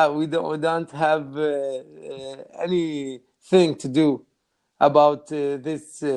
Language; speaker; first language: English; non-native, learner; Arabic